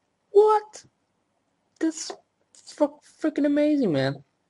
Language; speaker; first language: English; native; English